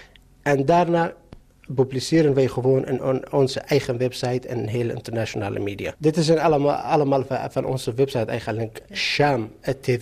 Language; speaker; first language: Dutch; non-native, fluent; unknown